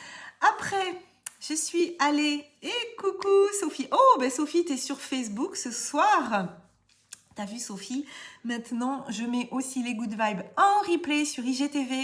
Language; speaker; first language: French; native; French